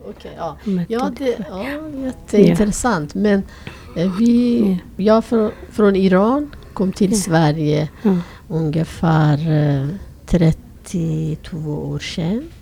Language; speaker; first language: Swedish; non-native, fluent; Persian